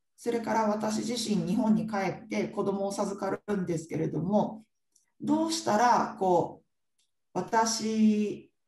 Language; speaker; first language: Japanese; native; Japanese